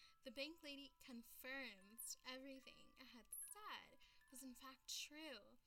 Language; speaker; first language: English; early bilingual, other home language; Spanish